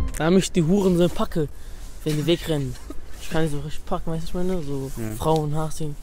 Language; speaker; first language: German; non-native, learner; Arabic